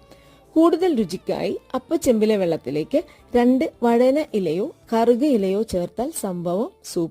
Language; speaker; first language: Malayalam; native; Malayalam